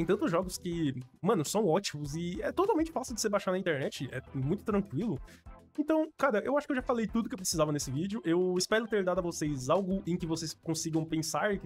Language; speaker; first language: Portuguese; native; Portuguese